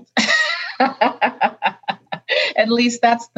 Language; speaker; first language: English; native; English